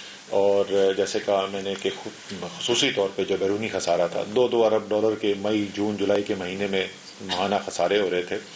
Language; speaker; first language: Urdu; native; Urdu